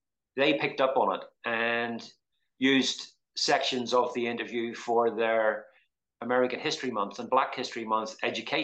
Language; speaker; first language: English; native; English